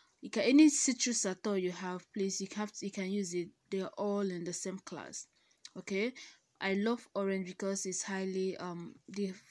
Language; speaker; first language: English; non-native, local second language; Igbo